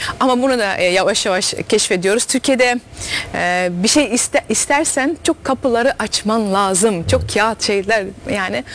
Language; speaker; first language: Turkish; early bilingual, heritage; Turkish